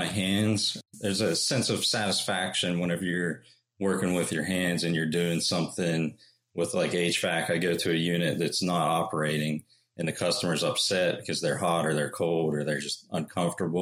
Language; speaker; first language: English; native; English